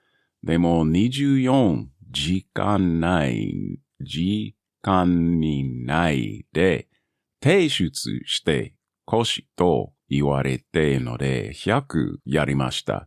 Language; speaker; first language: Japanese; non-native, learner; English